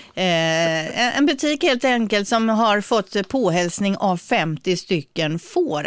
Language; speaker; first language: Swedish; native; Swedish